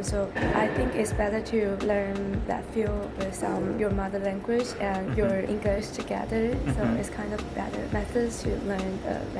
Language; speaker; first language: English; non-native, fluent; Chinese